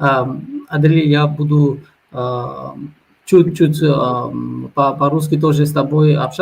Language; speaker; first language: Russian; non-native, learner; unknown